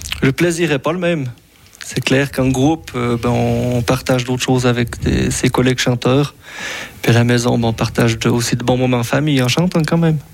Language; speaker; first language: French; native; French